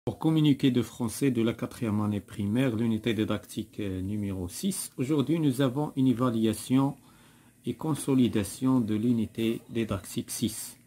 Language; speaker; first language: French; non-native, local second language; Arabic